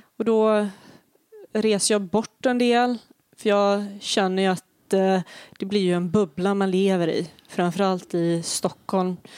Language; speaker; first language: Swedish; early bilingual, other home language; Bosnian